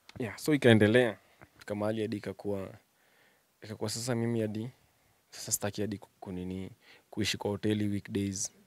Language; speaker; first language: Swahili; native; Swahili